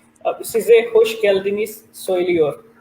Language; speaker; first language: Turkish; non-native, learner; Urdu